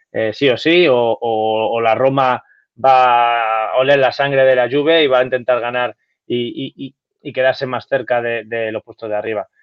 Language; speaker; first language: Spanish; native; Spanish